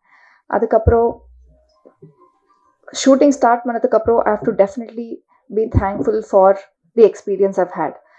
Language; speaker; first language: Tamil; non-native, learner; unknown